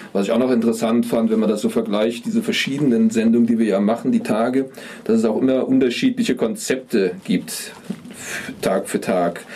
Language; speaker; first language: German; native; German